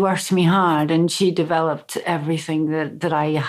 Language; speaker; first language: English; native; English